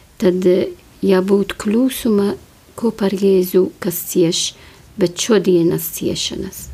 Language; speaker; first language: Latvian; non-native, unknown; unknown